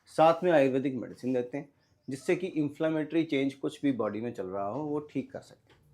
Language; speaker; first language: Hindi; non-native, local second language; Punjabi